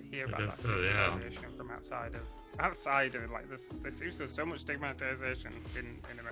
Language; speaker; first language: English; native; English